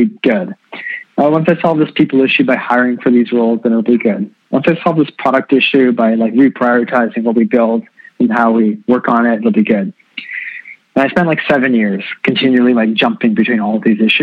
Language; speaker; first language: English; native; English